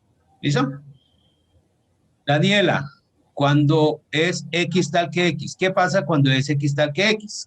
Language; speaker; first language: Spanish; native; Spanish